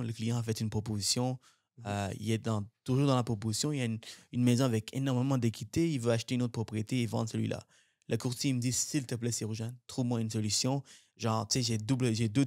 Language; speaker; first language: French; native; French